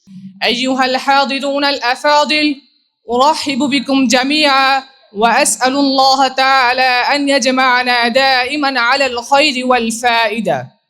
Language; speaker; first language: Arabic; non-native, learner; Bangla